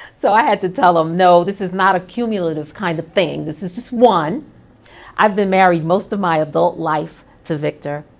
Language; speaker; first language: English; native; English